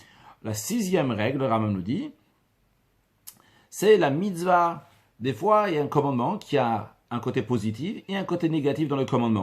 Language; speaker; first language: French; native; French